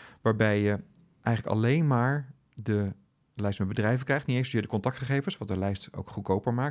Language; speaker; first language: Dutch; native; Dutch